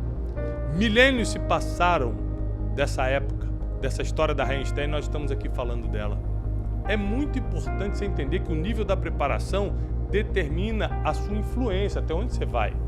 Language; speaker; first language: Portuguese; native; Portuguese